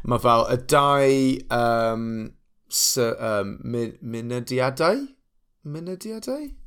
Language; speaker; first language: Welsh; non-native, local second language; English